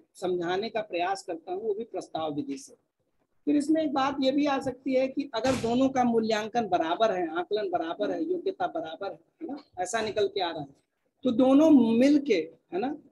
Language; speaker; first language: Hindi; native; Hindi